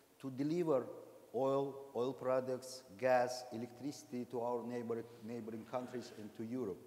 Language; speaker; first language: English; non-native, learner; Azerbaijani